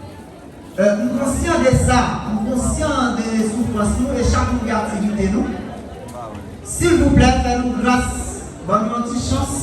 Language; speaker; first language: French; non-native, local second language; Haitian Creole